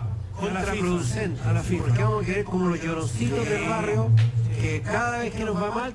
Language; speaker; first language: Spanish; native; Spanish